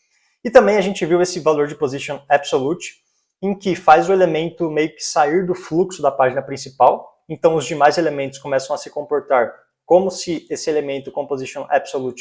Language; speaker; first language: Portuguese; native; Portuguese